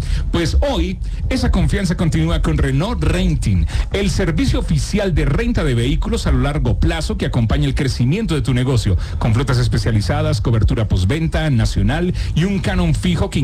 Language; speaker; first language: Spanish; native; Spanish